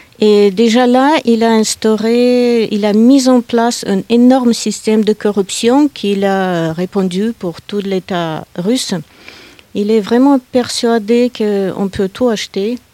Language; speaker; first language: French; non-native, fluent; Russian